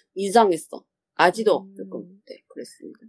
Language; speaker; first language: Korean; non-native, learner; Chinese